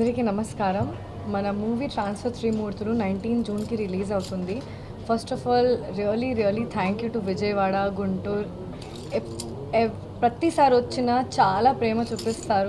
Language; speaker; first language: Telugu; non-native, fluent; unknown